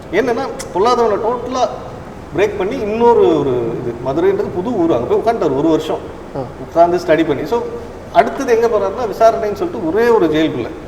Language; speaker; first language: Tamil; native; Tamil